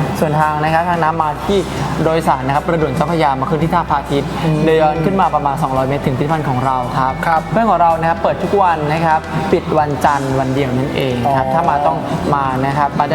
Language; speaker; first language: Thai; native; Thai